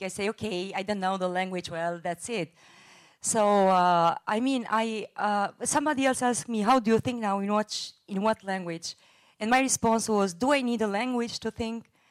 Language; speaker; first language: English; non-native, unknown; Albanian